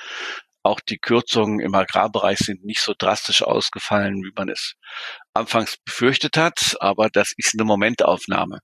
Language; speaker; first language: German; native; German